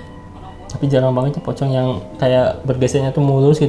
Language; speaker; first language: Indonesian; native; Indonesian